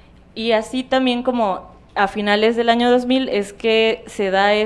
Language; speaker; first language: Spanish; native; Spanish